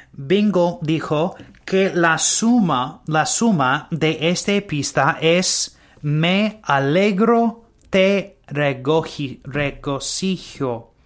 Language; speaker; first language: Spanish; non-native, learner; English